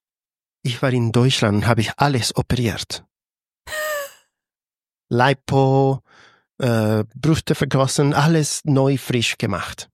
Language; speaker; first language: German; non-native, fluent; Spanish